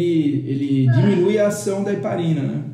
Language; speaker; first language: Portuguese; native; Portuguese